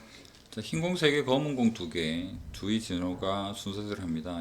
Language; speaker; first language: Korean; native; Korean